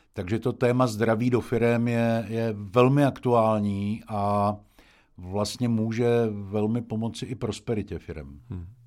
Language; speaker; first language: Czech; native; Czech